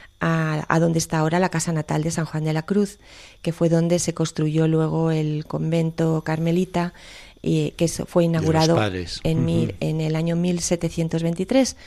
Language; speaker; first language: Spanish; native; Spanish